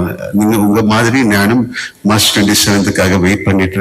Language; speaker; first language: Tamil; non-native, fluent; Malayalam